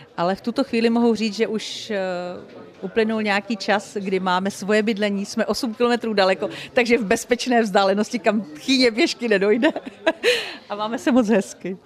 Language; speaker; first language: Czech; native; Czech